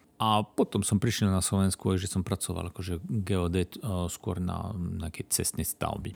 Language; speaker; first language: Slovak; non-native, fluent; French